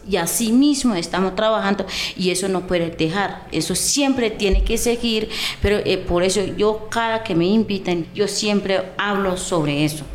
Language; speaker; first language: Spanish; non-native, local second language; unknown